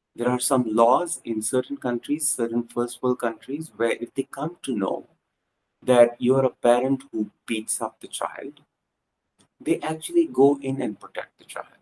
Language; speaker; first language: English; non-native, local second language; Punjabi